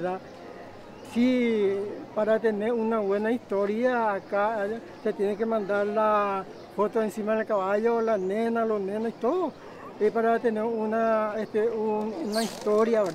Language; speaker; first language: Spanish; non-native, local second language; Guarani